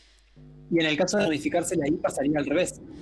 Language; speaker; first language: Spanish; native; Spanish